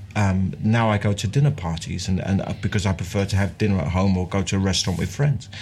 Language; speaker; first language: English; native; English